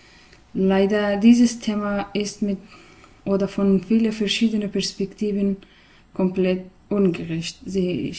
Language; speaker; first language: German; non-native, learner; Persian